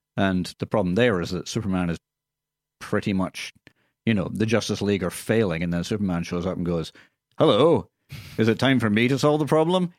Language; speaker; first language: English; native; English